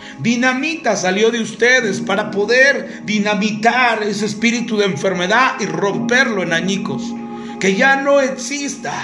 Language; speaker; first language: Spanish; native; Spanish